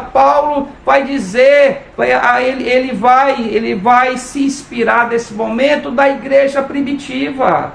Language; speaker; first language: Portuguese; native; Portuguese